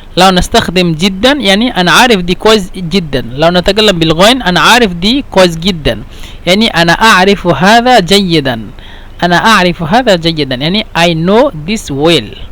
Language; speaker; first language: Egyptian Arabic; non-native, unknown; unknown